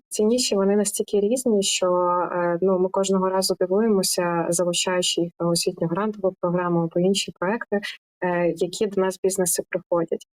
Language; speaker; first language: Ukrainian; native; Ukrainian